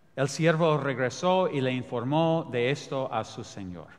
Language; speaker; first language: Spanish; non-native, fluent; English